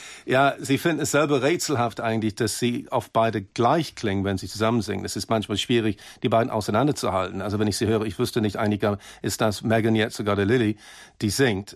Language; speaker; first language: German; non-native, fluent; English